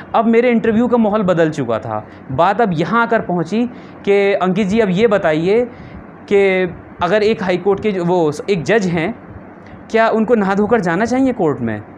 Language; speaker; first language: Hindi; native; Hindi